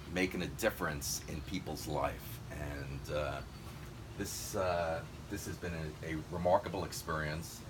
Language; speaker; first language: English; native; English